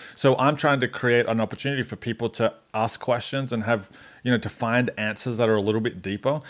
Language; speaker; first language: English; native; English